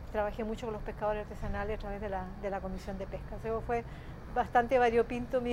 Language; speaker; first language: Spanish; native; Spanish